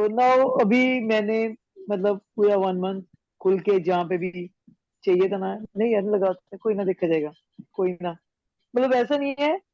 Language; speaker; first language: Hindi; native; Hindi